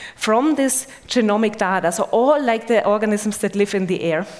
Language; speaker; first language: English; non-native, fluent; German